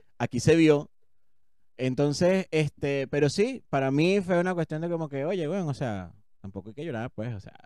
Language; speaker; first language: Spanish; native; Spanish